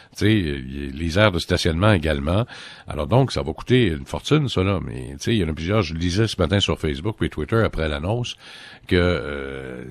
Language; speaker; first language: French; native; French